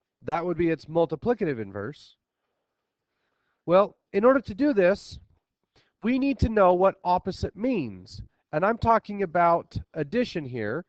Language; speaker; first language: English; native; English